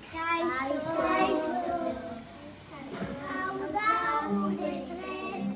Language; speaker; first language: Basque; non-native, local second language; Spanish